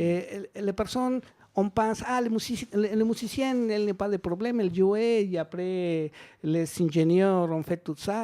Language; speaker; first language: French; non-native, learner; Spanish